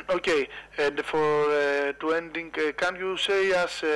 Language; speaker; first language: English; non-native, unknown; Greek